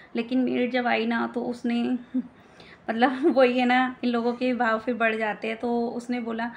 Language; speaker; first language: Hindi; native; Hindi